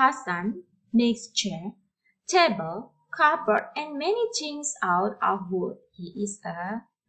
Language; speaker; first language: English; non-native, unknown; Indonesian